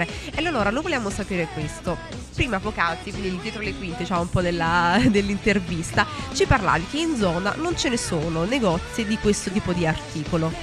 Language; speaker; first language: Italian; native; Italian